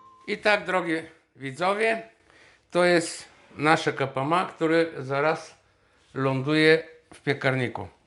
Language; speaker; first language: Polish; non-native, fluent; Bulgarian